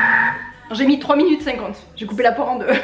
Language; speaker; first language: French; native; French